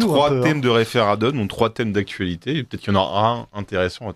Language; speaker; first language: French; native; French